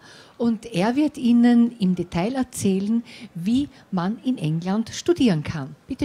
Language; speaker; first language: German; native; German